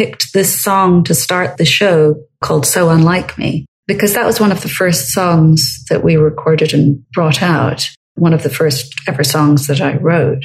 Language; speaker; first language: English; native; English